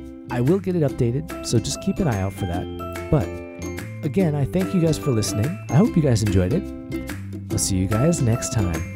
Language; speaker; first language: English; native; English